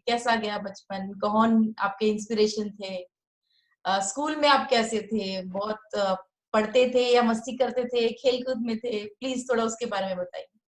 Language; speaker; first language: Hindi; native; Hindi